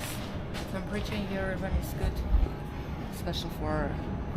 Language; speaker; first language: English; non-native, learner; Armenian